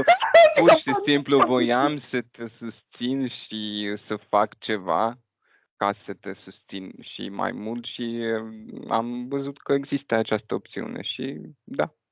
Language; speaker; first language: Romanian; non-native, fluent; Russian